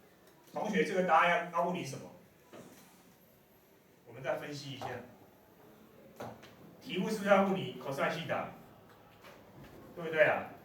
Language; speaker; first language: Chinese; native; Chinese